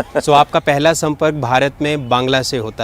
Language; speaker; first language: Hindi; native; Hindi